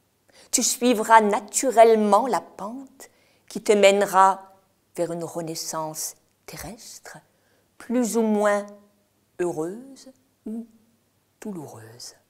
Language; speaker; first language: French; native; French